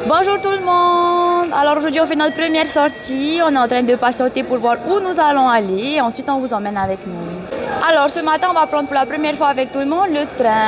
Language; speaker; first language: French; native; French